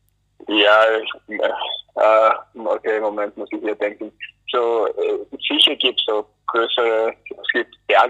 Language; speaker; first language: German; non-native, fluent; English